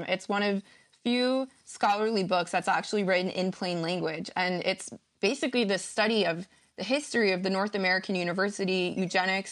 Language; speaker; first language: English; native; English